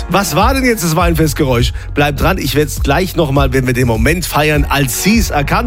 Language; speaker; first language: German; native; German